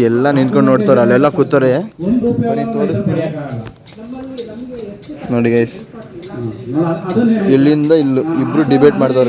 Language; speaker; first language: Kannada; native; Kannada